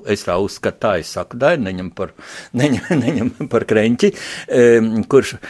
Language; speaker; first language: Latvian; native; Latvian